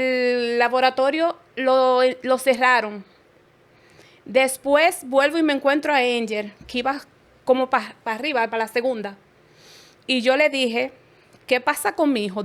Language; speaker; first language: Spanish; native; Spanish